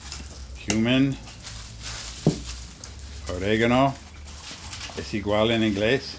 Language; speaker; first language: Spanish; non-native, fluent; English